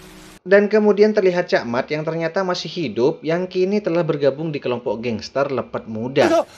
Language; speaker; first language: Indonesian; native; Indonesian